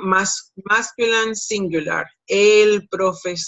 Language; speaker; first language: Spanish; non-native, fluent; English